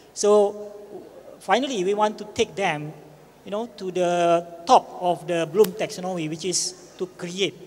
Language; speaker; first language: English; non-native, local second language; Malay